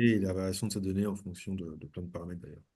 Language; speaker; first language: French; native; French